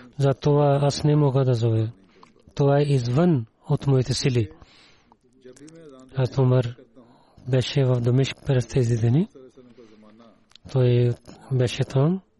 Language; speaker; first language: Bulgarian; non-native, learner; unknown